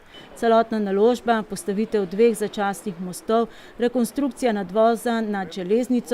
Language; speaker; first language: Slovenian; native; Slovenian